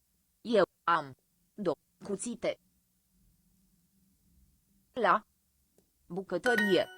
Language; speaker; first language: Romanian; non-native, learner; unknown